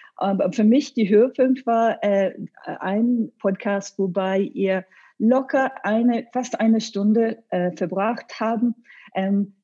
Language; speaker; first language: German; non-native, learner; English